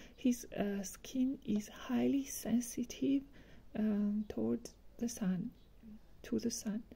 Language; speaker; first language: English; non-native, fluent; Georgian